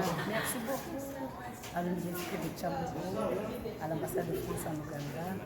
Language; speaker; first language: French; non-native, fluent; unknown